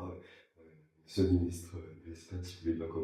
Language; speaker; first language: French; native; French